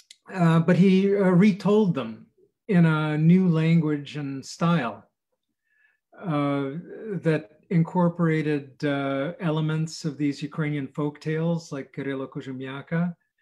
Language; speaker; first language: English; early bilingual, other home language; Ukrainian